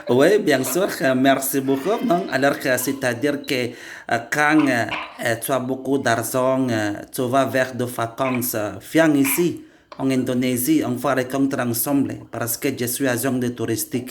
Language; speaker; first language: French; non-native, learner; Indonesian